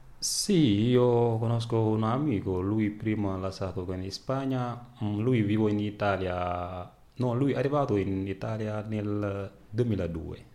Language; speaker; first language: Italian; non-native, learner; Wolof